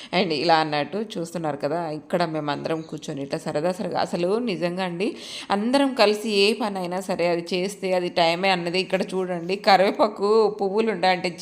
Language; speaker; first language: Telugu; native; Telugu